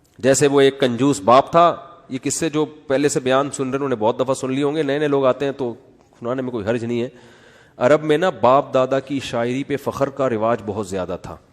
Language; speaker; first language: Urdu; native; Urdu